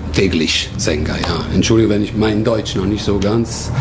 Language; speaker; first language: German; non-native, learner; Italian